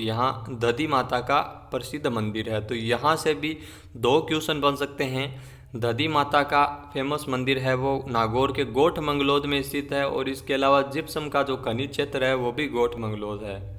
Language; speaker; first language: Hindi; native; Hindi